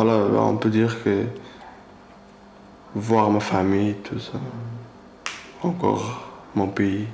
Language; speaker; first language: French; non-native, learner; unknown